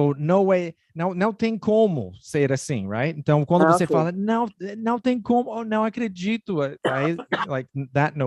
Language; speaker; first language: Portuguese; non-native, fluent; English